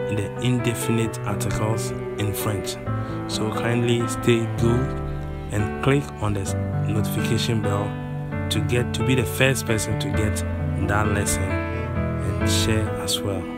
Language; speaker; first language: English; non-native, local second language; Akan